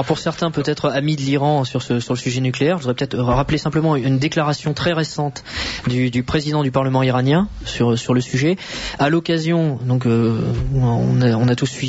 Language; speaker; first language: French; native; French